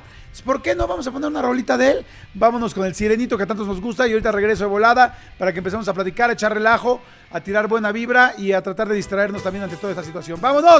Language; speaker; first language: Spanish; native; Spanish